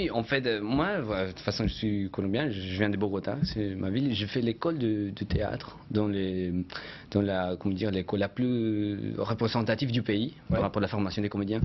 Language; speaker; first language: French; non-native, fluent; Spanish